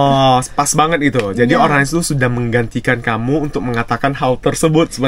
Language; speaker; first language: Indonesian; native; Indonesian